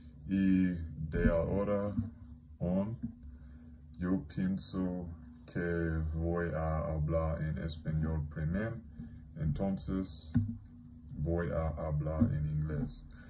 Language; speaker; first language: Spanish; non-native, learner; English